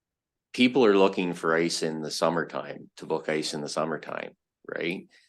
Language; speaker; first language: English; native; English